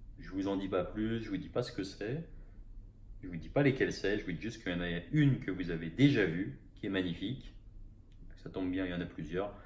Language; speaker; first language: French; native; French